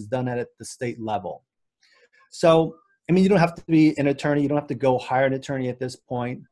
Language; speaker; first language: English; native; English